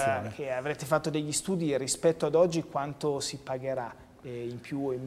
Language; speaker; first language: Italian; native; Italian